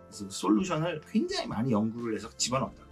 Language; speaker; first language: Korean; native; Korean